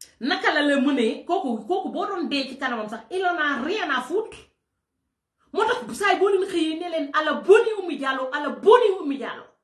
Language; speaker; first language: Wolof; native; Wolof